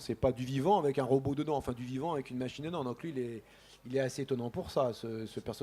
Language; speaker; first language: French; native; French